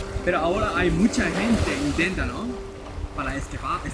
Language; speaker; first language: Spanish; non-native, learner; Japanese